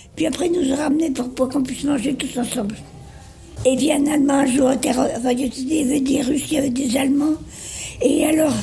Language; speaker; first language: French; native; French